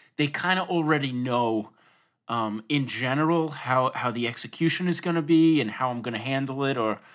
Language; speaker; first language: English; native; English